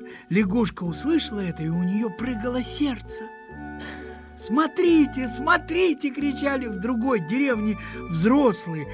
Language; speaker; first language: Russian; native; Russian